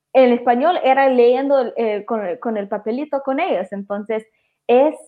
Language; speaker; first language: Spanish; early bilingual, heritage; Spanish